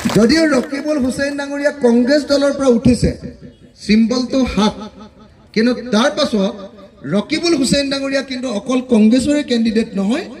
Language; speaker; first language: Assamese; native; Assamese